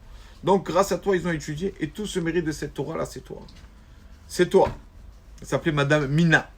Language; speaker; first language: French; native; French